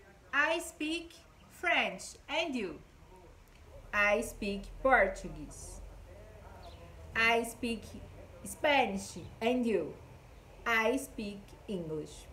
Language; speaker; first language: English; non-native, fluent; Portuguese